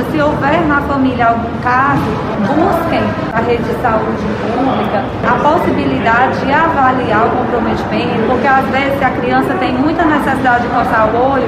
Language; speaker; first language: Portuguese; native; Portuguese